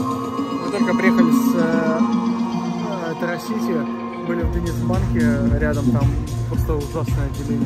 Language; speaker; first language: Russian; native; Russian